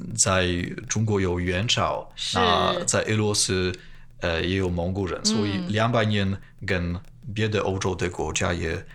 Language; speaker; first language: Chinese; non-native, fluent; Polish